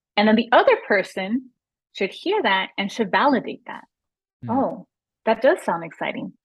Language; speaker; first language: English; native; English